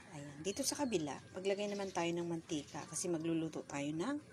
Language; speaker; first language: Filipino; non-native, local second language; Bikol